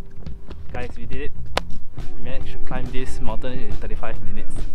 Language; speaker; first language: English; non-native, local second language; Chinese